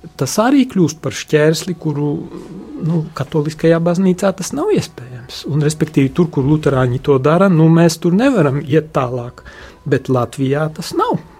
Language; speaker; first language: Latvian; early bilingual, heritage; Latvian